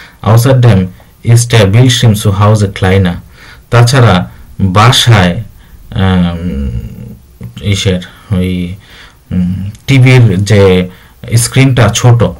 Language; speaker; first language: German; non-native, learner; Bangla